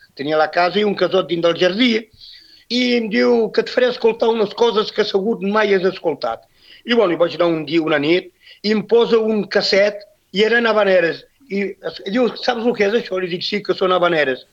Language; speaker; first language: Catalan; non-native, local second language; French